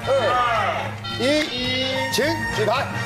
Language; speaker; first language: Chinese; native; Chinese